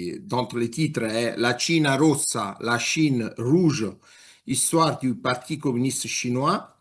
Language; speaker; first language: French; non-native, fluent; Italian